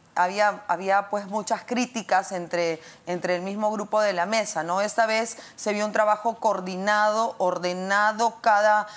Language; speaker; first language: Spanish; native; Spanish